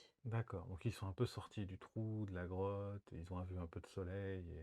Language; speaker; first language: French; native; French